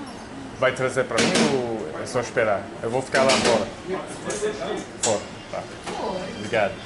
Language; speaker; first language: Portuguese; early bilingual, heritage; English